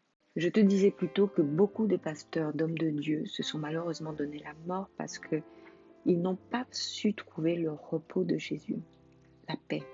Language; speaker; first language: French; native; French